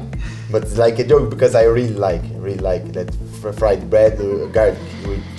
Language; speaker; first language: English; non-native, learner; Portuguese